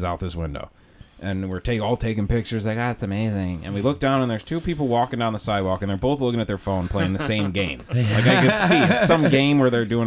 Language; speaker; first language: English; native; English